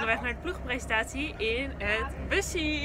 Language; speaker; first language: Dutch; native; Dutch